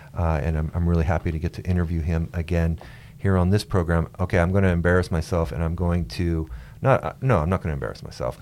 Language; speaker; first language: English; native; English